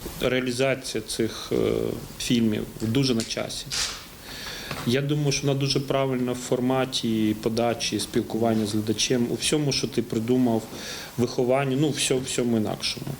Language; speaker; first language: Ukrainian; native; Ukrainian